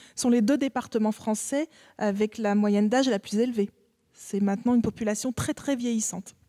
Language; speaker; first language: French; native; French